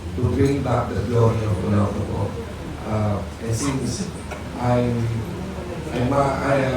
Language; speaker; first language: English; non-native, local second language; Filipino